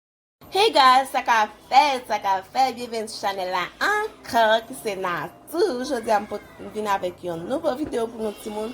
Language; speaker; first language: French; non-native, learner; Haitian Creole